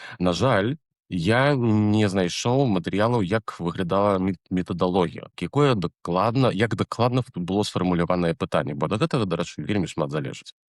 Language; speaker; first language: Belarusian; native; Belarusian